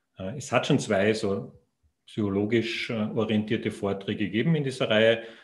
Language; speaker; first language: German; native; German